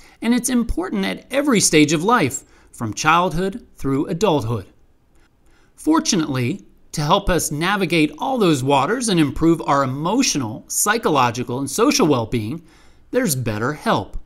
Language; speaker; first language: English; native; English